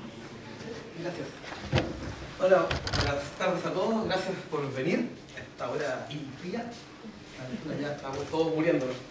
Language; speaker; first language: Spanish; native; Spanish